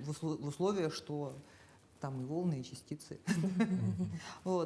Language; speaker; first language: Russian; native; Russian